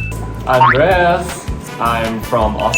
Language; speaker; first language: English; non-native, fluent; German